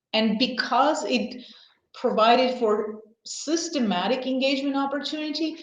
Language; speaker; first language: English; non-native, fluent; Armenian